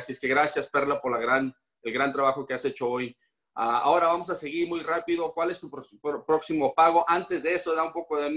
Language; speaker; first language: Spanish; native; Spanish